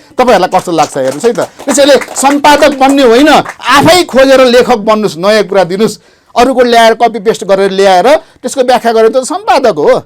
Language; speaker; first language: Nepali; native; Nepali